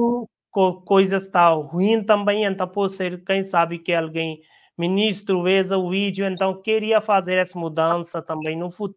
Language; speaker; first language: Portuguese; non-native, learner; Hindi